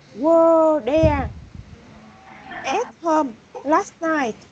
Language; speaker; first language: English; non-native, learner; Vietnamese